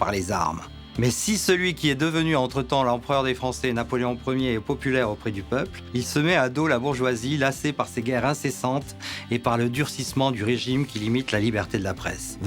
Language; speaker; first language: French; native; French